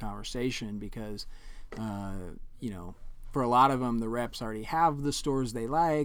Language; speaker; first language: English; native; English